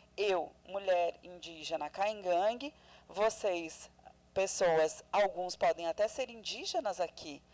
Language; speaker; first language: Portuguese; non-native, local second language; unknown